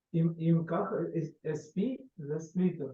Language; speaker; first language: Hebrew; non-native, learner; Russian